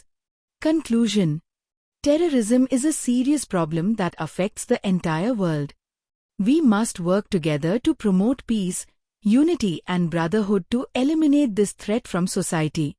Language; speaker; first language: English; non-native, fluent; Hindi